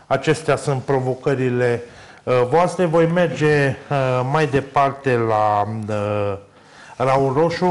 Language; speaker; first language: Romanian; native; Romanian